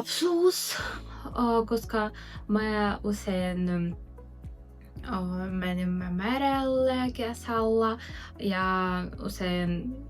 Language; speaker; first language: Finnish; non-native, learner; Russian